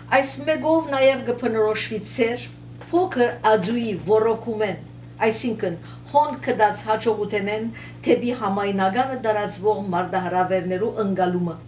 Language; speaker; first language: Armenian; early bilingual, heritage; Armenian